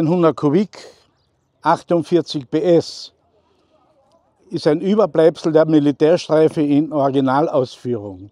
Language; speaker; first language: German; native; German